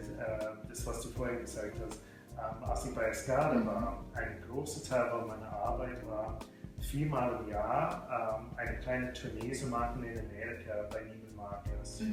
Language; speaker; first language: German; non-native, fluent; English